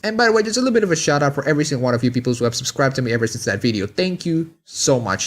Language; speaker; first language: English; non-native, fluent; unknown